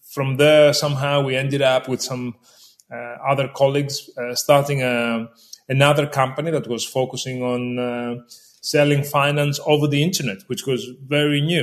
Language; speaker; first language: English; non-native, fluent; Greek